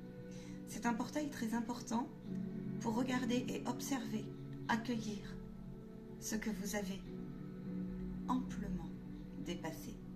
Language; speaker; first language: French; native; French